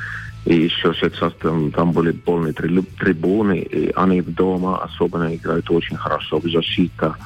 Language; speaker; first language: Russian; non-native, fluent; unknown